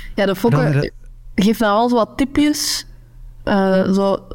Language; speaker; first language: Dutch; native; Dutch